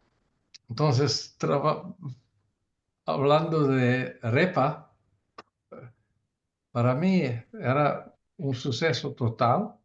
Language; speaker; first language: Spanish; non-native, learner; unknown